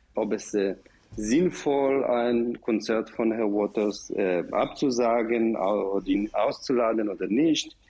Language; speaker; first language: German; non-native, fluent; Hebrew